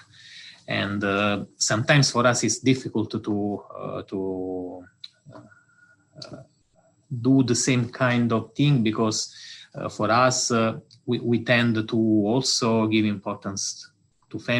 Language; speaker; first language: English; non-native, fluent; Italian